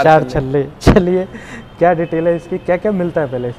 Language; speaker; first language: Hindi; native; Hindi